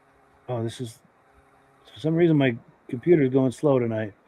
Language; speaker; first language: English; native; English